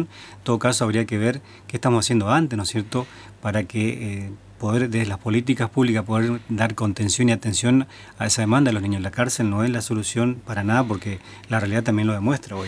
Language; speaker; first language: Spanish; native; Spanish